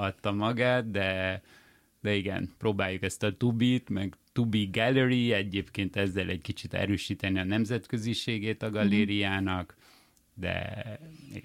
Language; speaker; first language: Hungarian; early bilingual, heritage; Hungarian